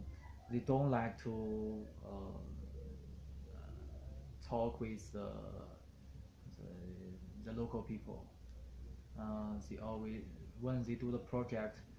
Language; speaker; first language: English; non-native, learner; Chinese